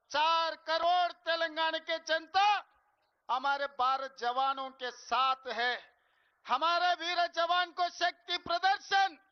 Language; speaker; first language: Hindi; non-native, local second language; Telugu